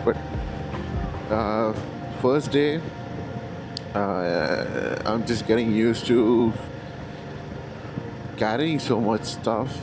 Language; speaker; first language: English; non-native, local second language; Malayalam